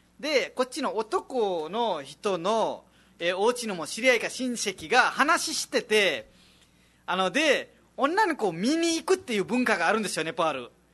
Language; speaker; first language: Japanese; non-native, fluent; Nepali